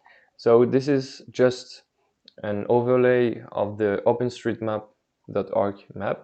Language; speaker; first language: English; non-native, fluent; French